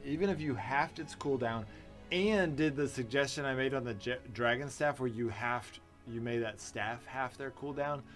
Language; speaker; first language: English; native; English